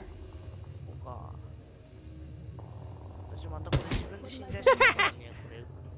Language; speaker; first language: Japanese; native; Japanese